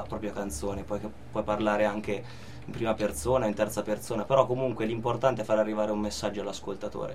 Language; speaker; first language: Italian; native; Italian